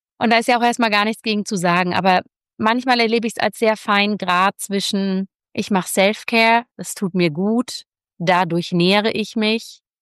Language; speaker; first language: German; native; German